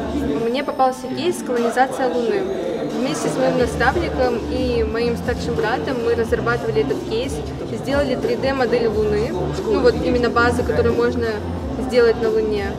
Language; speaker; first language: Russian; native; Russian